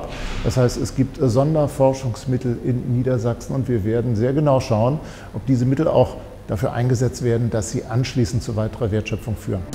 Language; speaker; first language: German; native; German